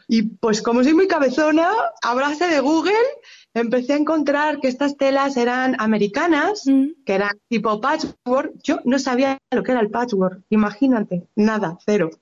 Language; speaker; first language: Spanish; native; Spanish